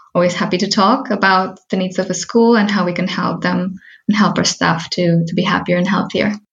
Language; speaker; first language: English; early bilingual, heritage; Spanish